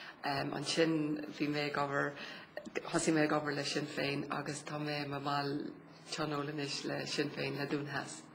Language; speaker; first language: Irish; non-native, local second language; English